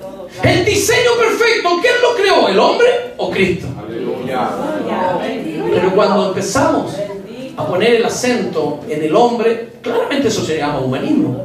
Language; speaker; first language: Spanish; native; Spanish